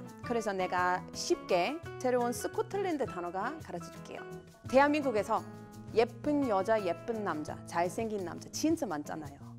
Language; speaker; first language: Korean; non-native, fluent; English